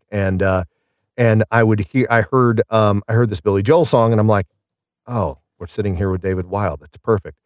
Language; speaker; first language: English; native; English